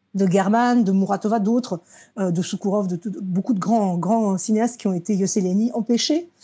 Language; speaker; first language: French; early bilingual, other home language; Russian